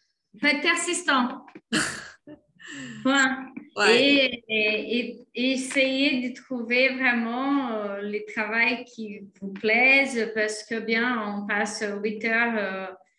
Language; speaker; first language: French; non-native, fluent; Portuguese